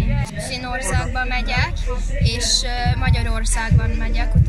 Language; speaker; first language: Hungarian; early bilingual, heritage; Hungarian